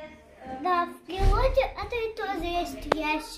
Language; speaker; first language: Russian; early bilingual, heritage; Russian